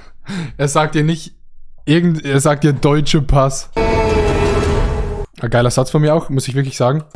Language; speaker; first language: German; native; German